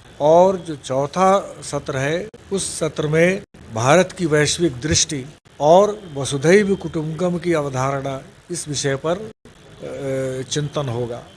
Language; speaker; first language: Hindi; native; Hindi